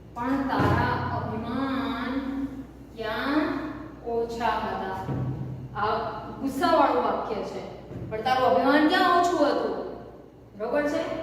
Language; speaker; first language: Gujarati; native; Gujarati